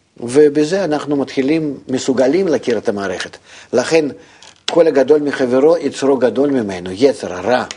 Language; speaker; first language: Hebrew; non-native, fluent; Russian